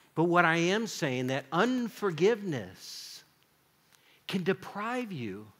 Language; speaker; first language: English; native; English